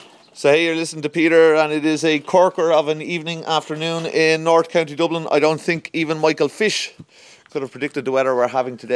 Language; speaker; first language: English; native; English